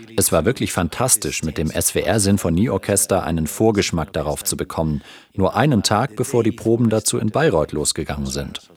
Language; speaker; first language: German; non-native, fluent; Spanish